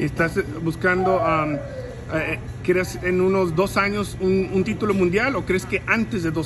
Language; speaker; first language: Spanish; native; Spanish